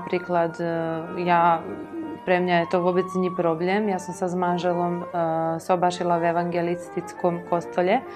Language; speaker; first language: Slovak; non-native, local second language; Serbian